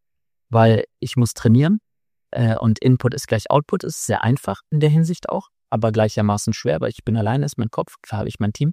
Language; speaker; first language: German; native; German